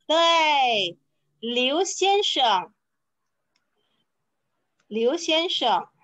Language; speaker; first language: Chinese; non-native, fluent; Indonesian